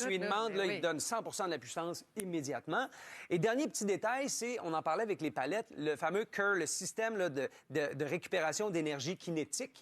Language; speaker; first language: French; native; French